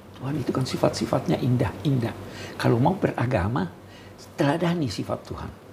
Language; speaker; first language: Indonesian; native; Indonesian